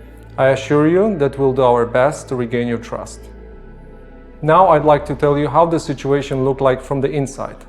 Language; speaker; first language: English; non-native, fluent; Polish